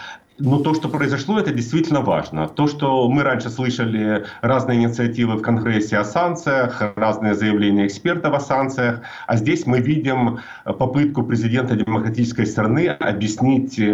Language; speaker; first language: Russian; native; Russian